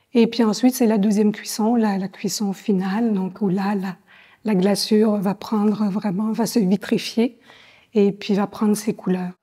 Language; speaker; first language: French; native; French